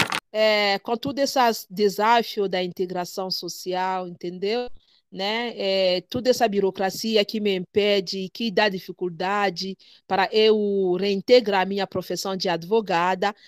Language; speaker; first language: Portuguese; non-native, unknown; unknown